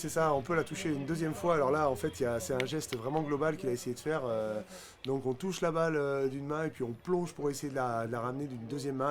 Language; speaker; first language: French; native; French